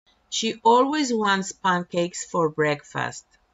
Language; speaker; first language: English; non-native, fluent; Spanish